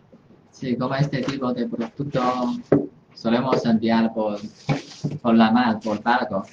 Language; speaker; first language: Spanish; non-native, fluent; Chinese